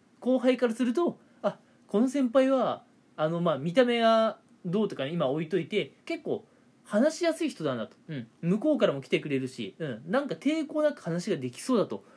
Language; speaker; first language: Japanese; native; Japanese